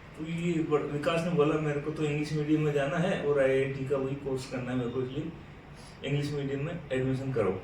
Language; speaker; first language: Hindi; native; Hindi